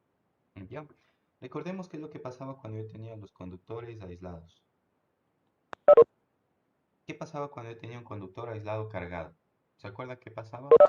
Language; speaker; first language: Spanish; native; Spanish